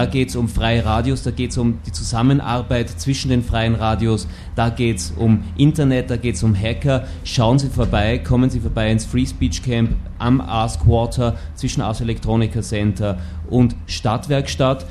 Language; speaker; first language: German; native; German